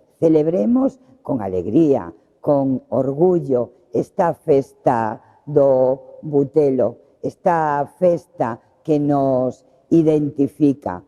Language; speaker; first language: Galician; native; Galician